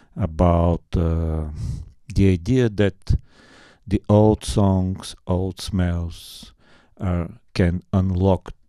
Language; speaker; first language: English; non-native, fluent; Bulgarian